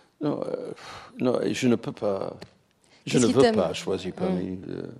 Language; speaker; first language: French; non-native, fluent; English